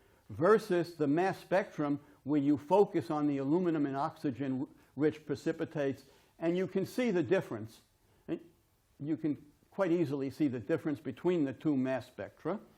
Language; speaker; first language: English; native; English